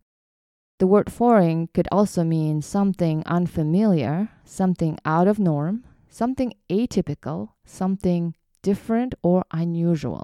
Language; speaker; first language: English; non-native, fluent; Kyrgyz